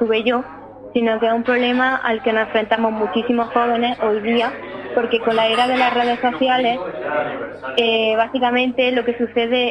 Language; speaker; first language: Spanish; native; Spanish